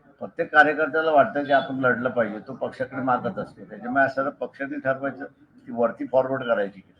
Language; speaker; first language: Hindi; non-native, local second language; Marathi